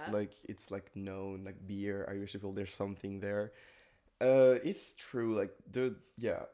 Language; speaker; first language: English; non-native, fluent; French